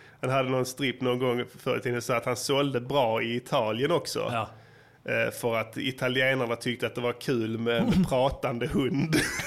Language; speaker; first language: Swedish; native; Swedish